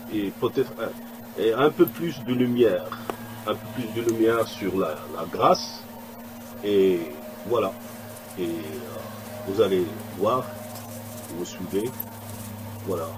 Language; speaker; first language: French; non-native, local second language; Arabic